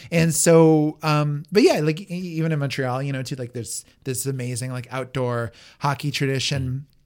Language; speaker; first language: English; native; English